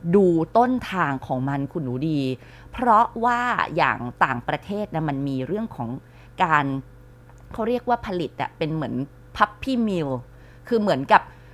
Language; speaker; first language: Thai; native; Thai